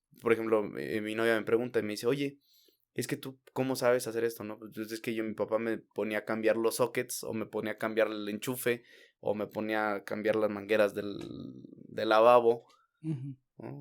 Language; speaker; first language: Spanish; native; Spanish